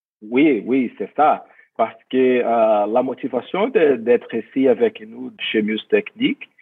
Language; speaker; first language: French; non-native, fluent; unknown